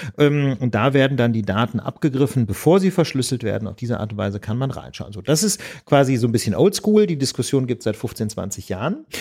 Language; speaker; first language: German; native; German